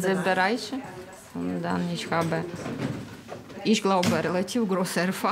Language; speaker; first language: German; non-native, learner; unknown